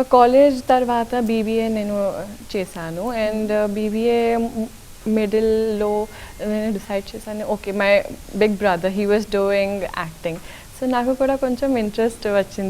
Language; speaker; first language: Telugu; non-native, local second language; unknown